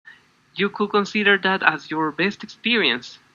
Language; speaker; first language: English; non-native, fluent; Spanish